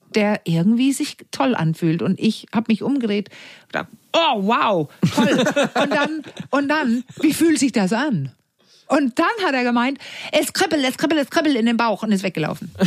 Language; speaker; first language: German; non-native, fluent; Danish